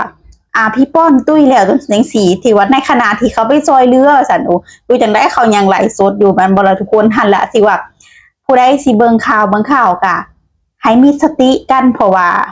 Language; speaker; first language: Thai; non-native, local second language; Lao